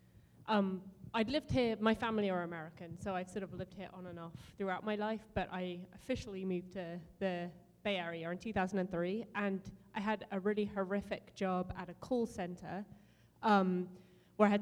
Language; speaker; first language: English; native; English